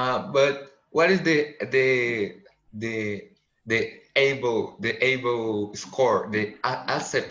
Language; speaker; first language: English; non-native, learner; Portuguese